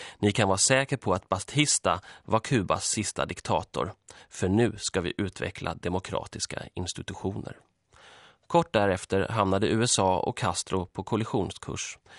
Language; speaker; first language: Swedish; early bilingual, other home language; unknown